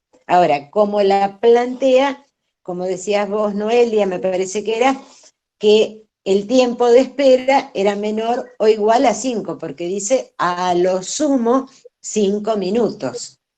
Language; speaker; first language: Spanish; native; Spanish